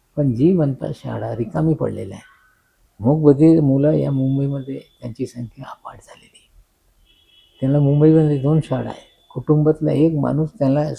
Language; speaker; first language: Marathi; non-native, local second language; Urdu